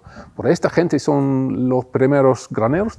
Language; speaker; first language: Spanish; non-native, fluent; English